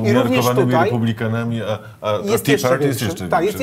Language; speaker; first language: Polish; native; Polish